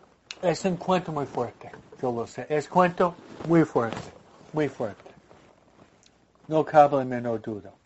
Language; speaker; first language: Spanish; non-native, fluent; English